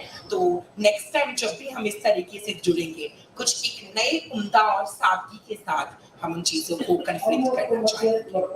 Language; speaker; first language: Hindi; native; Hindi